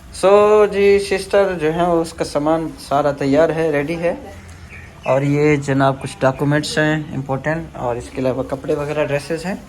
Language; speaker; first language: Urdu; non-native, local second language; Punjabi